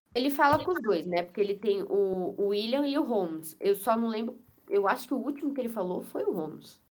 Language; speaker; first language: Portuguese; native; Portuguese